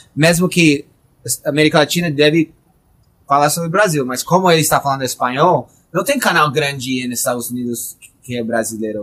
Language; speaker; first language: Portuguese; non-native, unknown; English